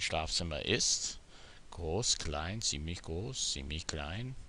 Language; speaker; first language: German; non-native, fluent; English